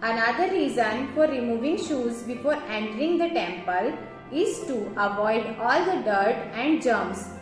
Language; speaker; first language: English; non-native, local second language; Hindi